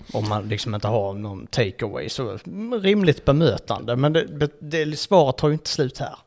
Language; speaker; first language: Swedish; native; Swedish